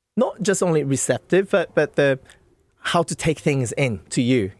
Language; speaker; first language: English; non-native, fluent; Japanese